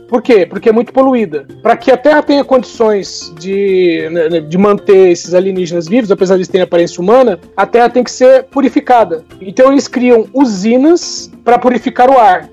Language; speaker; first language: Portuguese; native; Portuguese